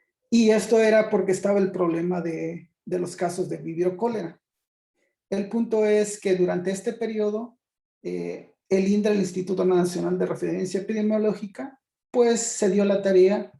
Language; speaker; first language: Spanish; native; Spanish